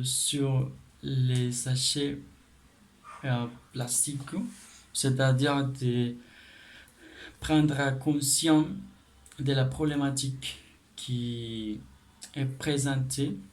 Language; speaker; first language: French; non-native, learner; Spanish